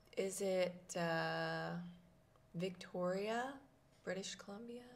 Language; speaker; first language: English; native; English